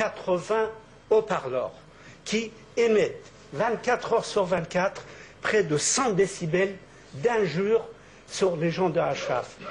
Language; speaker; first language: French; native; French